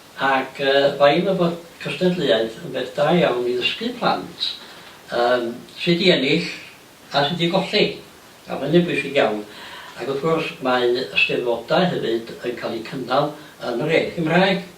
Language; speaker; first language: Welsh; native; Welsh